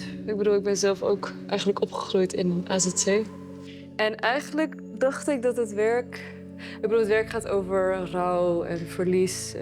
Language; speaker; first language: Dutch; early bilingual, other home language; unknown